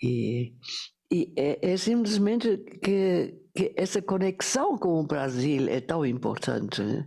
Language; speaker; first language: Portuguese; non-native, fluent; German